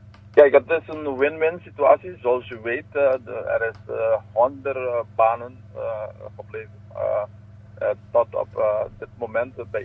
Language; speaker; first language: Dutch; non-native, local second language; Papiamento